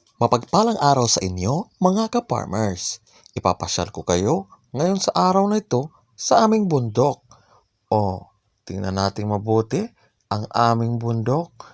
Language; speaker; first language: Filipino; native; Filipino